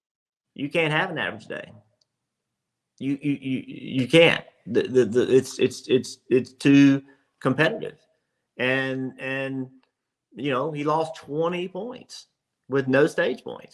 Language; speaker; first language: English; native; English